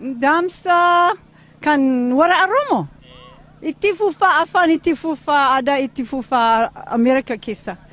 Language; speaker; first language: Oromo; non-native, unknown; English